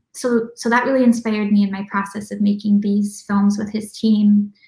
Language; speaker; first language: English; native; English